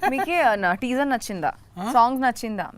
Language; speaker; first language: Telugu; non-native, learner; Bangla